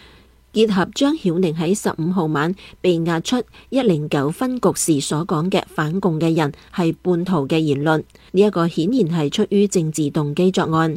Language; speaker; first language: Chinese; non-native, local second language; Cantonese